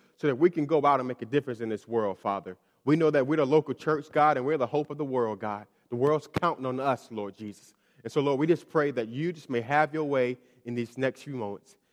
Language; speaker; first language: English; native; English